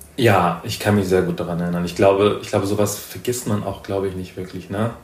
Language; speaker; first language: German; early bilingual, other home language; Persian